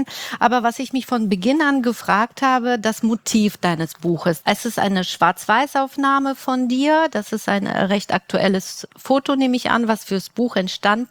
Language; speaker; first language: German; native; German